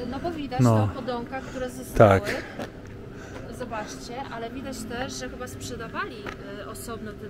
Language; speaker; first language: Polish; native; Polish